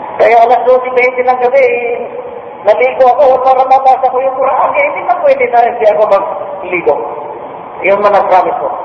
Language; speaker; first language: Filipino; non-native, local second language; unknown